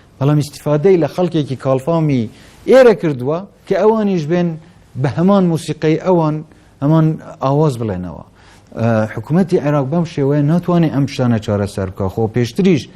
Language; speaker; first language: Central Kurdish; non-native, local second language; Kurdish